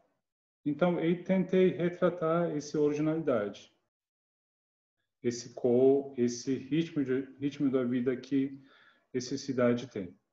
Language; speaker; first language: Portuguese; non-native, learner; Turkish